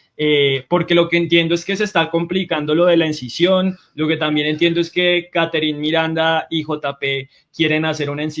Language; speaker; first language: Spanish; native; Spanish